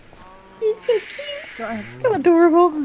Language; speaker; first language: English; native; English